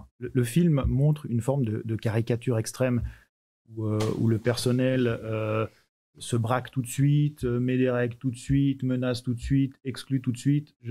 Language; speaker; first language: French; native; French